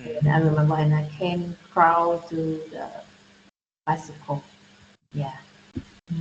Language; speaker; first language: English; non-native, learner; Vietnamese